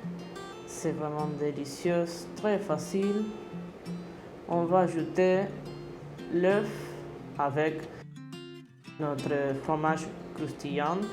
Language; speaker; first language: French; non-native, fluent; Spanish